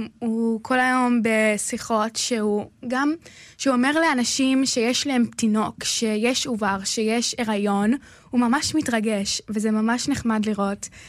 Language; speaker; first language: Hebrew; early bilingual, other home language; English